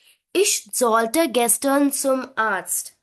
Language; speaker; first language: German; non-native, fluent; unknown